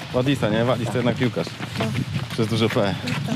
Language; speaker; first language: Polish; native; Polish